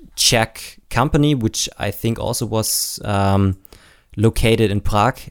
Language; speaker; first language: English; non-native, fluent; German